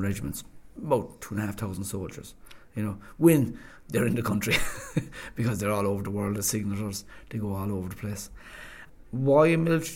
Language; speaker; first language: English; native; English